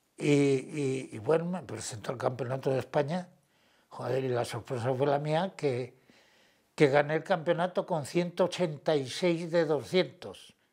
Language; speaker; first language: Spanish; native; Spanish